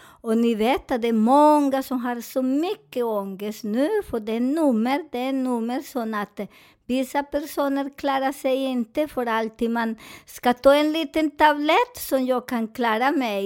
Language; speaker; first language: Swedish; non-native, fluent; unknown